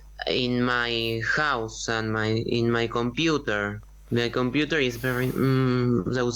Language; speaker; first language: English; non-native, learner; Spanish